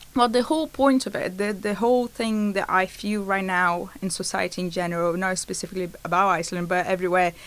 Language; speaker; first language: English; non-native, fluent; Portuguese